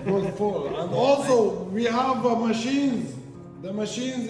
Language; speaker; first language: English; non-native, learner; Arabic